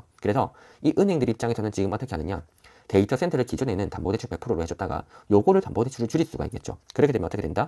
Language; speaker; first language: Korean; native; Korean